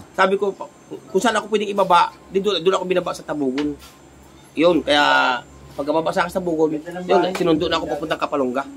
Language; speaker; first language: Filipino; native; Filipino